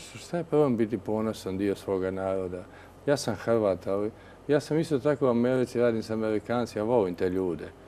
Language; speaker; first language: Croatian; native; Croatian